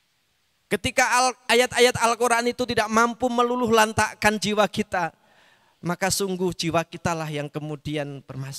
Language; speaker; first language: Indonesian; native; Indonesian